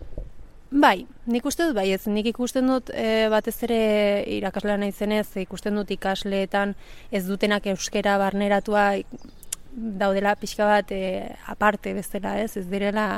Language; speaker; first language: Basque; early bilingual, other home language; Spanish